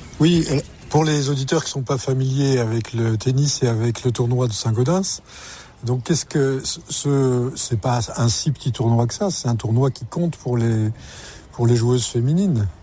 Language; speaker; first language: French; native; French